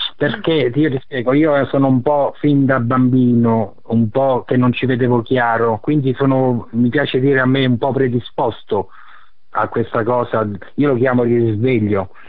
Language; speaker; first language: Italian; native; Italian